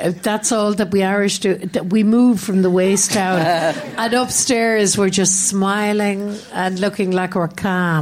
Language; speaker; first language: English; native; English